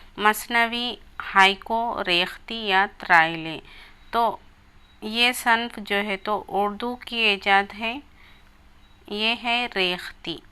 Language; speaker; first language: Urdu; native; Urdu